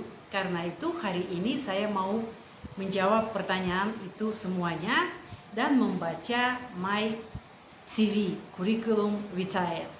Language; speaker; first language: Indonesian; non-native, fluent; Russian